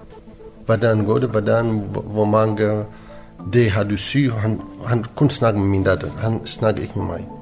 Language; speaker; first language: Danish; non-native, learner; Arabic